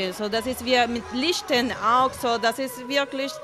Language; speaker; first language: German; non-native, fluent; Spanish